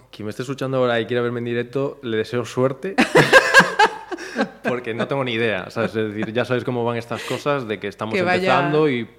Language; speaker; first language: Spanish; native; Spanish